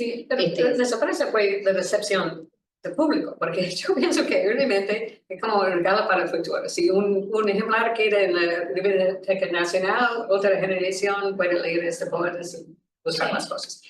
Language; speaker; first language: Spanish; non-native, learner; English